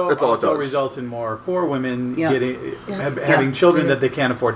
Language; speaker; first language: English; native; English